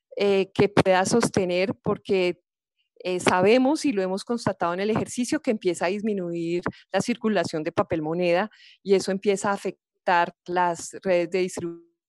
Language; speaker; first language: Spanish; native; Spanish